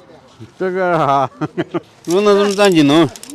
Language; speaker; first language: Chinese; native; Chinese